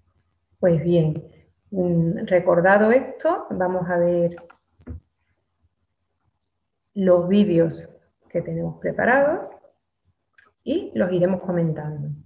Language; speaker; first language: Spanish; native; Spanish